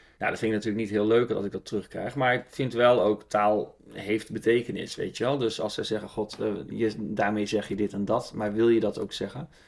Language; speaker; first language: Dutch; native; Dutch